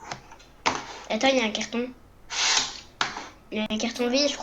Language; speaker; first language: French; native; French